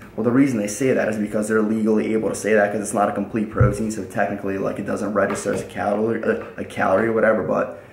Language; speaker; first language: English; early bilingual, other home language; Russian